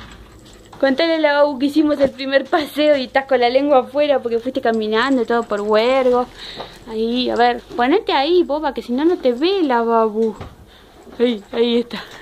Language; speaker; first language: Spanish; native; Spanish